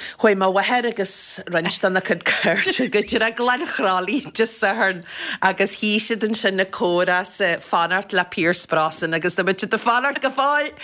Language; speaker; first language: Irish; native; Irish